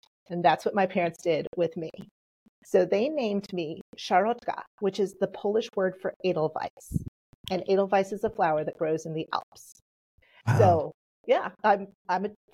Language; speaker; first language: English; early bilingual, other home language; Polish